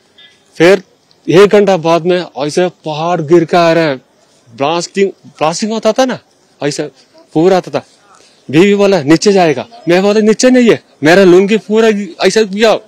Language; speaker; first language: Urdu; non-native, local second language; Malayalam